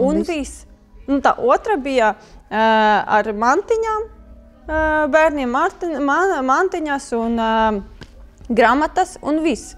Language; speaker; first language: Latvian; non-native, learner; Ukrainian